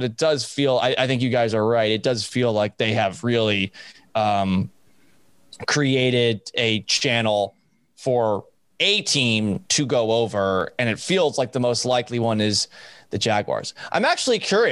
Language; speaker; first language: English; native; English